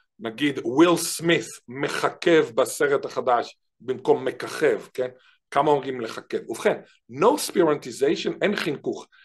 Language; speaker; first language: Hebrew; native; Hebrew